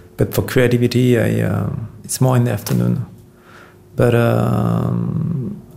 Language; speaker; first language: English; non-native, fluent; French